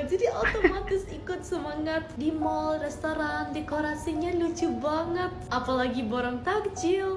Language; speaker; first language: Indonesian; non-native, fluent; German